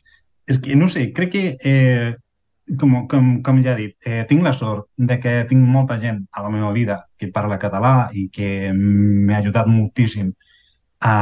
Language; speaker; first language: Catalan; non-native, fluent; Spanish